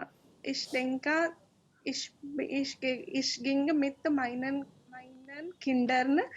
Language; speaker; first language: German; non-native, learner; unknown